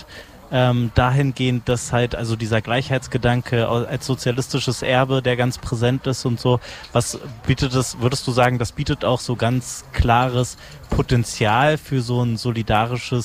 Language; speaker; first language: German; native; German